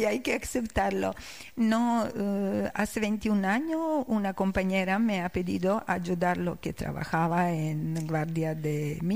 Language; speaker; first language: Spanish; non-native, learner; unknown